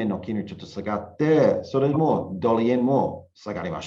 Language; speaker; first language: Japanese; non-native, learner; English